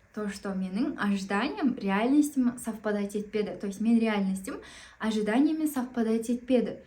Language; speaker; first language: Russian; non-native, local second language; Kazakh